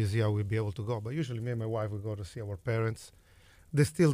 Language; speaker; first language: English; non-native, fluent; Italian